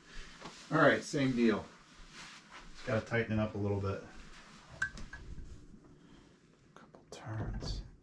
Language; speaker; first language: English; native; English